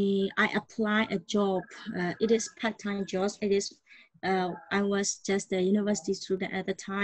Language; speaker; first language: English; non-native, learner; Burmese